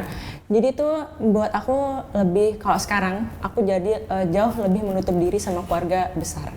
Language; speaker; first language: Indonesian; native; Indonesian